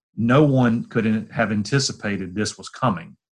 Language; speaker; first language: English; native; English